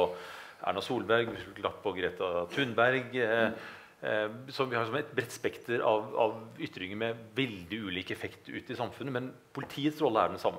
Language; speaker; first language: Norwegian; native; Norwegian